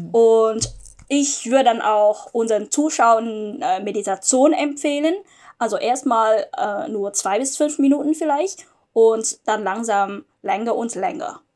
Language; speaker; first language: German; non-native, fluent; Vietnamese